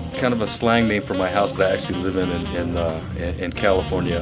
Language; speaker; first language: English; native; English